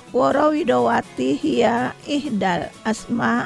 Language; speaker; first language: Arabic; non-native, fluent; Indonesian